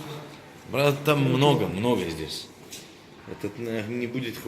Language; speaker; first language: Russian; non-native, learner; Arabic